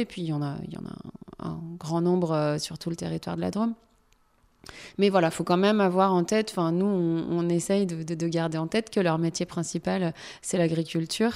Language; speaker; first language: French; native; French